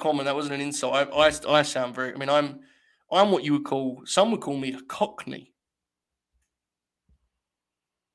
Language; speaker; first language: English; native; English